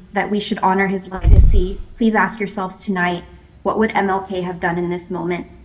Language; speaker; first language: English; native; English